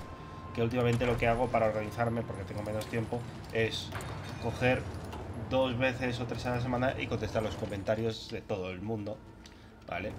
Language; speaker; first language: Spanish; native; Spanish